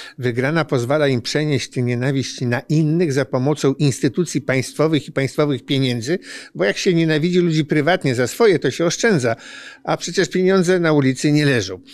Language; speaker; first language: Polish; native; Polish